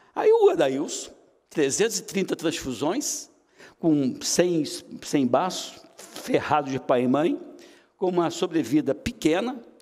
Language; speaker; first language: Portuguese; native; Portuguese